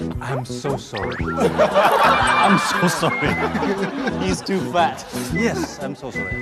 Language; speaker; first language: English; non-native, learner; Chinese